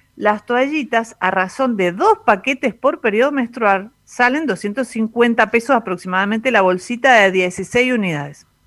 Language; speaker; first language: Spanish; native; Spanish